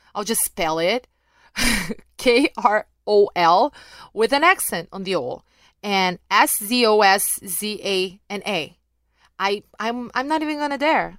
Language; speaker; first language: English; non-native, fluent; Portuguese